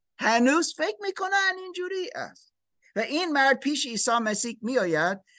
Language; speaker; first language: Persian; non-native, learner; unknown